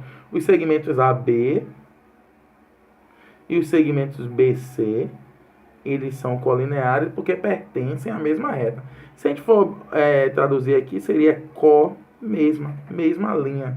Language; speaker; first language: Portuguese; native; Portuguese